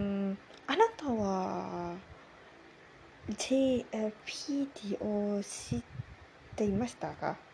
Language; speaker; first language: Japanese; non-native, learner; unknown